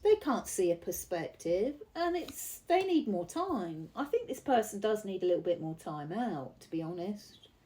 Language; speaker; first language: English; native; English